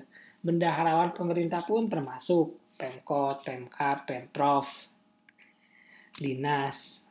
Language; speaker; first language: Indonesian; native; Indonesian